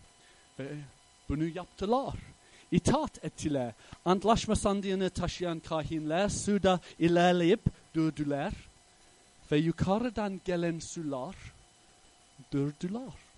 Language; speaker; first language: Turkish; non-native, fluent; English